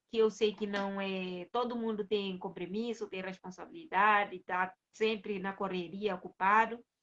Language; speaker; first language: Portuguese; non-native, local second language; Kabuverdianu